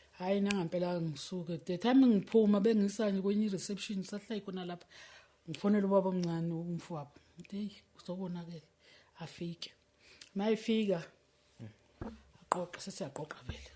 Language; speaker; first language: Zulu; native; Zulu